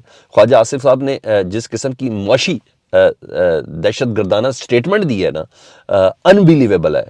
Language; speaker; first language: Urdu; native; Urdu